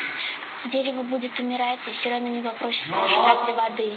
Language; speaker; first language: Russian; native; Russian